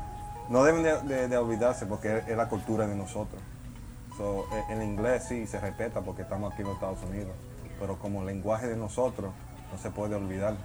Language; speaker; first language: Spanish; early bilingual, heritage; Spanish